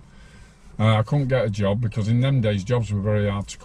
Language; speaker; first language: English; native; English